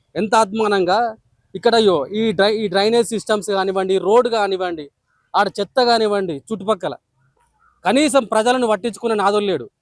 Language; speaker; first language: Telugu; native; Telugu